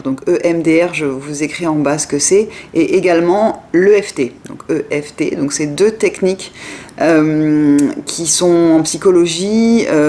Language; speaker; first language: French; native; French